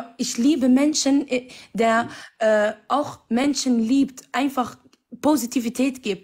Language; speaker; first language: German; non-native, fluent; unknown